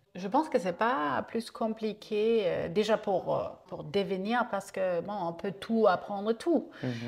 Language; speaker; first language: French; non-native, fluent; German